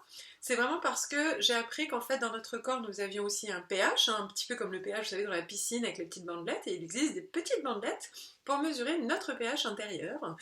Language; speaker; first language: French; native; French